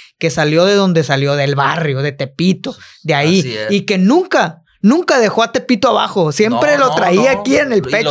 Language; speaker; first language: Spanish; native; Spanish